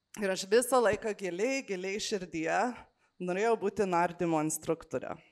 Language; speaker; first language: Lithuanian; early bilingual, heritage; Lithuanian